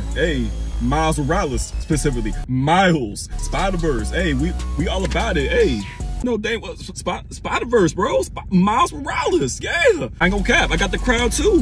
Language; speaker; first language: English; native; English